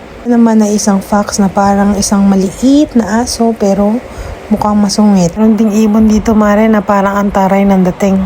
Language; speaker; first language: Filipino; native; Filipino